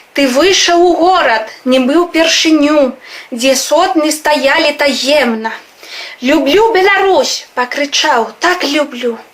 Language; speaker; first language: Belarusian; non-native, fluent; Spanish